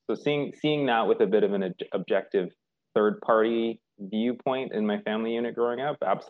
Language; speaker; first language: English; native; English